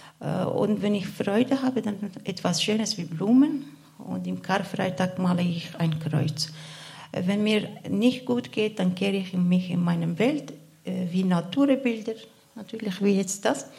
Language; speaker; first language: German; non-native, learner; Arabic